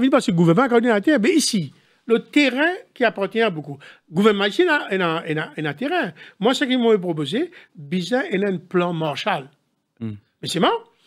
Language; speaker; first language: French; non-native, local second language; Morisyen